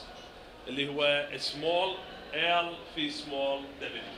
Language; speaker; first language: Arabic; native; Arabic